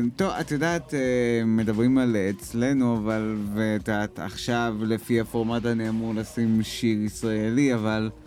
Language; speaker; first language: Hebrew; native; Hebrew